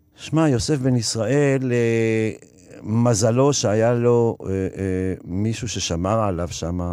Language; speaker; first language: Hebrew; early bilingual, other home language; Arabic